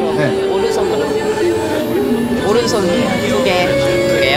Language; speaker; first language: Korean; native; Korean